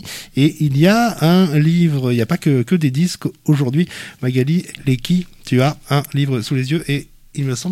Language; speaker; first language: French; native; French